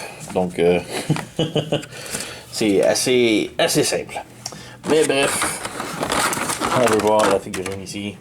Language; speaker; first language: French; native; French